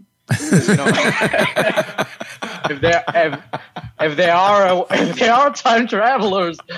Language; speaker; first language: English; early bilingual, other home language; Arabic